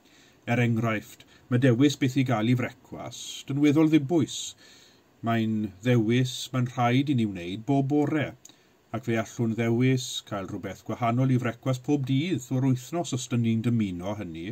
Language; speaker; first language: Welsh; native; Welsh